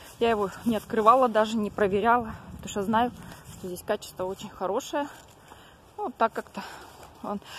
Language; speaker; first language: Russian; native; Russian